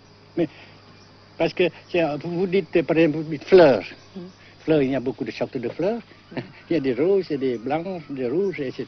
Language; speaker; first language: French; non-native, local second language; Vietnamese